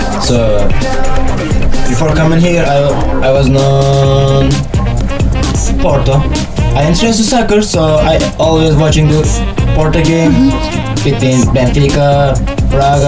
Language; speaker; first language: English; non-native, learner; Turkish